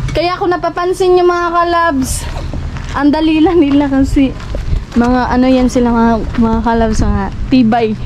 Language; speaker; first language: Filipino; non-native, local second language; Masbatenyo